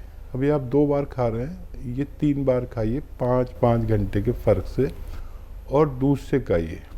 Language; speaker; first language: Hindi; native; Hindi